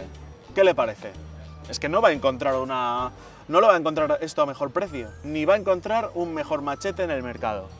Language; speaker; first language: Spanish; native; Spanish